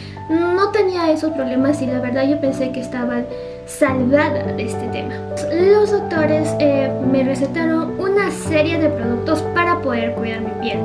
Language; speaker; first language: Spanish; native; Spanish